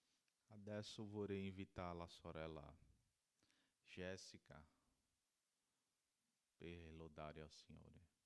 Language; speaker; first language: Italian; non-native, learner; Portuguese